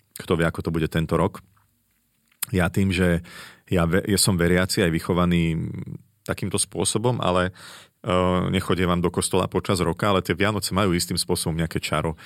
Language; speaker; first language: Slovak; native; Slovak